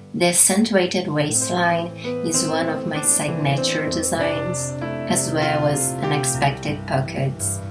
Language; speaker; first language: English; non-native, fluent; Portuguese